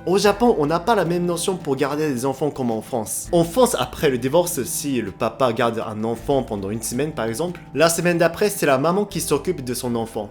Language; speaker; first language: French; non-native, fluent; Japanese